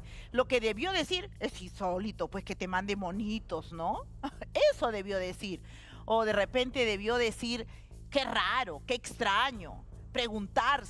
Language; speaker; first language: Spanish; native; Spanish